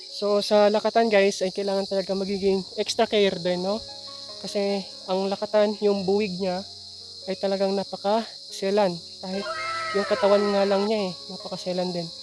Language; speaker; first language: Filipino; non-native, local second language; Cebuano